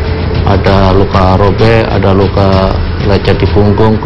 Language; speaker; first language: Indonesian; native; Indonesian